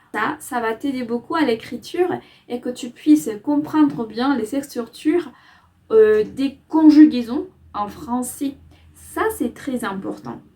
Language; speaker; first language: French; non-native, fluent; Spanish